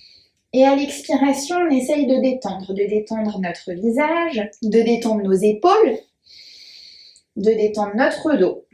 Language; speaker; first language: French; native; French